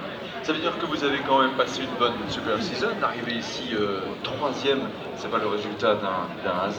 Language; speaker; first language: French; native; French